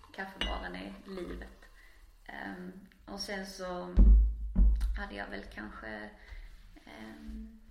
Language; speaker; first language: Swedish; native; Swedish